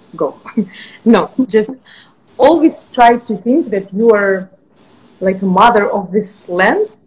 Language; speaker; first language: English; non-native, fluent; Russian